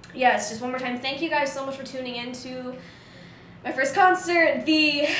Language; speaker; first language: English; early bilingual, other home language; Korean